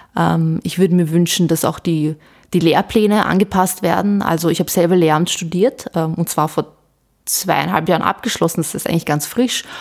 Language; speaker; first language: German; early bilingual, other home language; Bosnian